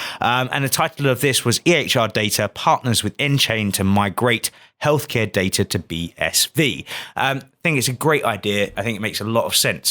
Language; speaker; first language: English; native; English